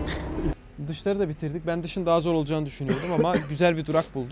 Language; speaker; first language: Turkish; native; Turkish